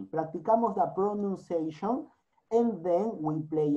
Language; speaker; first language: English; non-native, learner; Spanish